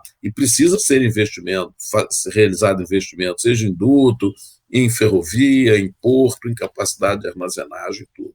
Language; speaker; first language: Portuguese; native; Portuguese